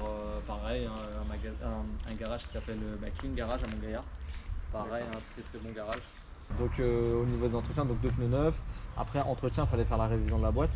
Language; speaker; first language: French; native; French